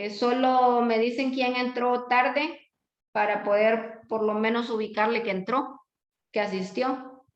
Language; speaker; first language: Spanish; native; Spanish